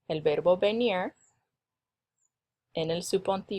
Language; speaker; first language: Spanish; non-native, fluent; English